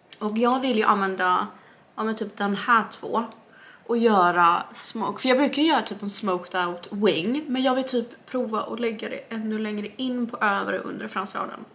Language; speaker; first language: Swedish; native; Swedish